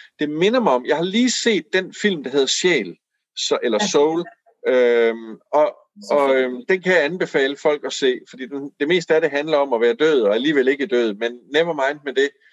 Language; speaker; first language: Danish; native; Danish